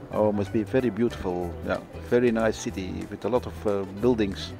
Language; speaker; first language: English; non-native, fluent; Dutch